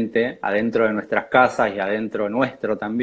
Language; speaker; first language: Spanish; native; Spanish